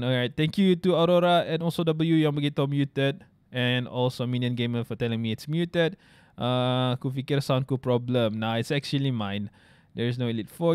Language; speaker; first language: English; non-native, local second language; Malay